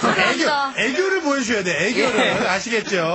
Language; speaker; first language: Korean; native; Korean